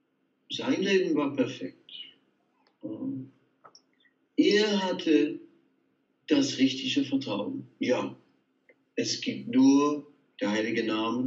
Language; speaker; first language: German; non-native, fluent; Dutch